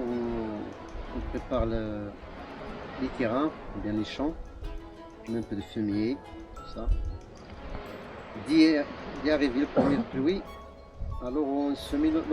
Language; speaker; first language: French; non-native, learner; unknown